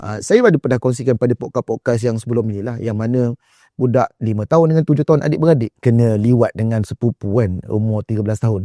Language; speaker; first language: Malay; native; Malay